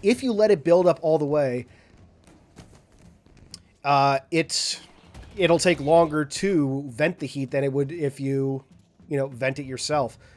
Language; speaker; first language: English; native; English